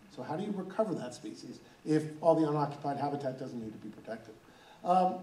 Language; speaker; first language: English; native; English